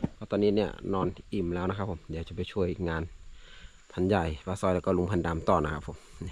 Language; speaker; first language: Thai; non-native, local second language; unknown